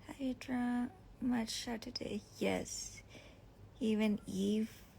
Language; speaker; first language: English; non-native, learner; Thai